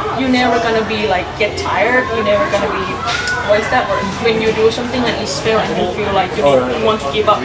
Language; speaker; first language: English; non-native, learner; Thai